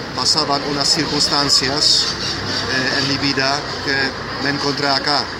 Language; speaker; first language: Spanish; non-native, fluent; Polish